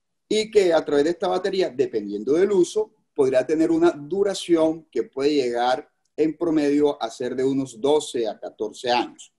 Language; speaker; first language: Spanish; native; Spanish